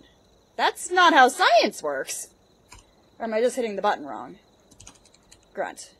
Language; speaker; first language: English; native; English